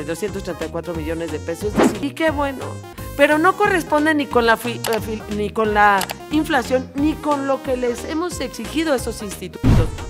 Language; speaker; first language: Spanish; native; Spanish